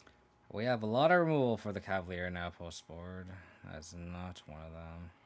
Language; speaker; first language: English; native; English